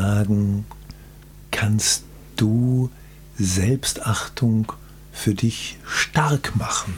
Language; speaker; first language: German; native; German